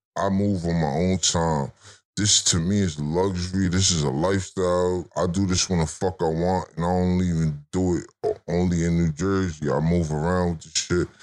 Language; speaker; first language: English; native; English